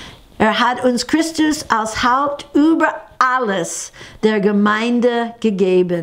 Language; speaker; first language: German; non-native, fluent; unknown